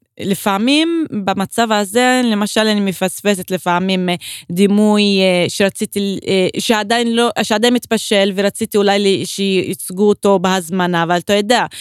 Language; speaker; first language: Hebrew; non-native, local second language; Arabic